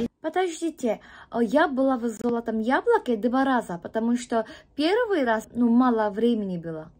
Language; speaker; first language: Russian; non-native, learner; Korean